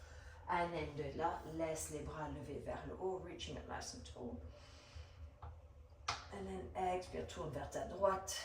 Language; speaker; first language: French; non-native, fluent; English